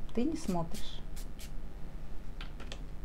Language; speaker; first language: Russian; native; Russian